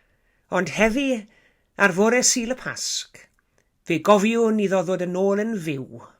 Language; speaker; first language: Welsh; native; Welsh